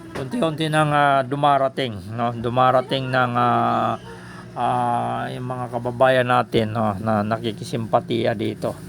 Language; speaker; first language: Filipino; native; Filipino